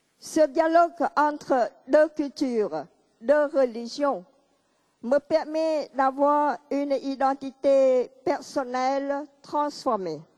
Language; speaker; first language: French; non-native, local second language; Khmer